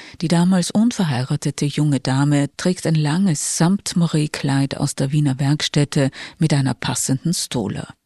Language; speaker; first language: German; native; German